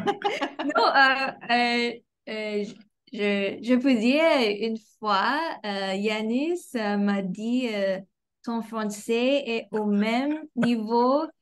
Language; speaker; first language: French; non-native, fluent; English